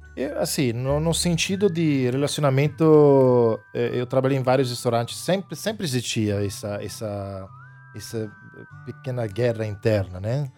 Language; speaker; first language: Portuguese; non-native, fluent; Italian